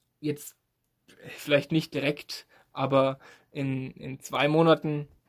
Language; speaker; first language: German; native; German